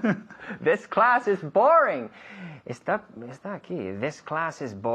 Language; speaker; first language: English; non-native, fluent; Spanish